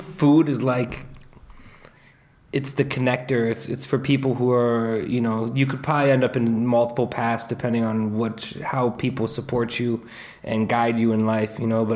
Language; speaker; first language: English; native; English